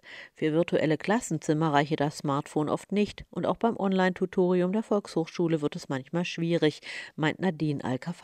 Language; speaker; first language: German; native; German